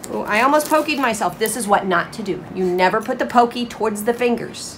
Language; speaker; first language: English; native; English